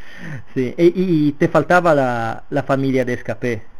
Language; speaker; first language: Spanish; non-native, fluent; Italian